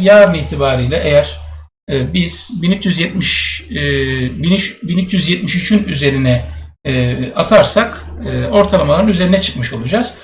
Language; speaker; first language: Turkish; native; Turkish